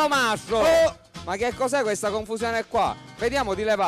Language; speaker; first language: Italian; native; Italian